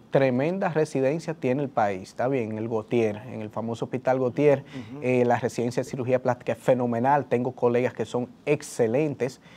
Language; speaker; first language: Spanish; early bilingual, heritage; Spanish